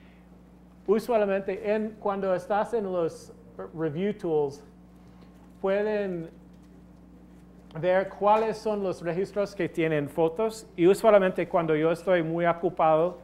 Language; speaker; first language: Spanish; non-native, fluent; English